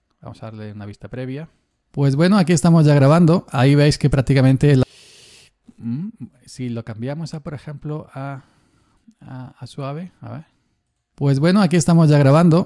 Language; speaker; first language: Spanish; native; Spanish